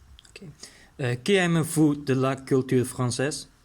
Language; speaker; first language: French; non-native, learner; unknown